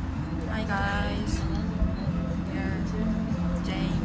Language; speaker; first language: English; non-native, learner; Korean